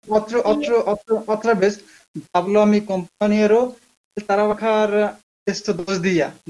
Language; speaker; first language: Spanish; non-native, learner; Bangla